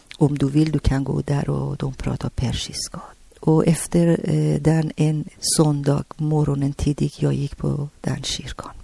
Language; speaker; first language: Swedish; non-native, learner; Persian